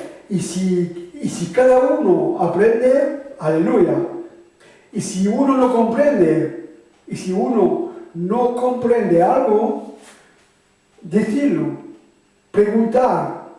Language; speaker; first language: Spanish; non-native, fluent; French